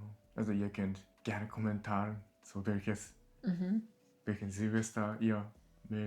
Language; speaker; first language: German; non-native, learner; Japanese